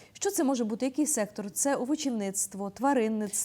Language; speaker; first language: Ukrainian; native; Ukrainian